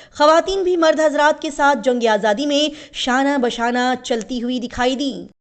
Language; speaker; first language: Urdu; native; Urdu